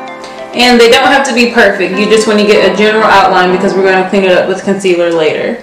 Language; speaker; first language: English; native; English